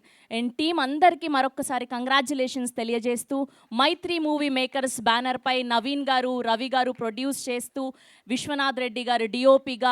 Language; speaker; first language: Telugu; native; Telugu